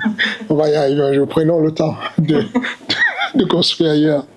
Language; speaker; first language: French; native; French